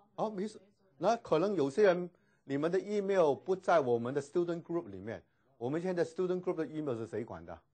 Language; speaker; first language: Chinese; native; Chinese